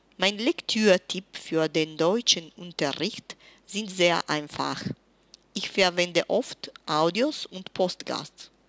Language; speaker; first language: German; non-native, fluent; Italian